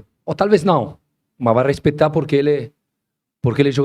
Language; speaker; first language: Portuguese; non-native, learner; Spanish